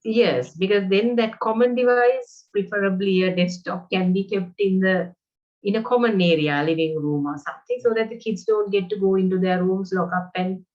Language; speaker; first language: English; non-native, local second language; Sinhala